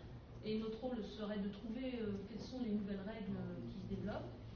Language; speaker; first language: French; native; French